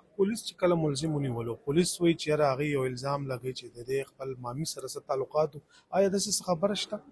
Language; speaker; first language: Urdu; non-native, local second language; Pashto